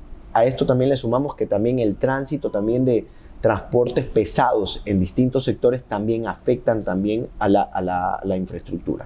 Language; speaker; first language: Spanish; native; Spanish